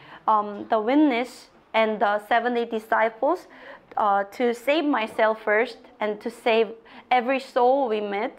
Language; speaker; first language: English; non-native, fluent; Korean